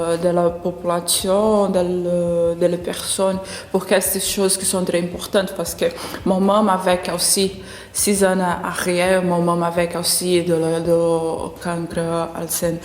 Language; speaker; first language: French; non-native, learner; Portuguese